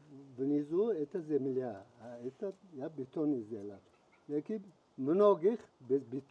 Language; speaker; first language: Russian; non-native, local second language; Tajik